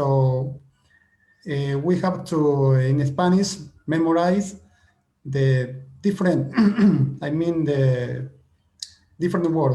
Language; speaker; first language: English; non-native, fluent; Spanish